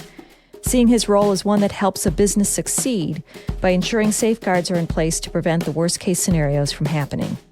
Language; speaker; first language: English; native; English